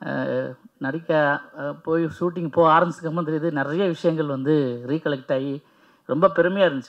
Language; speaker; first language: Tamil; native; Tamil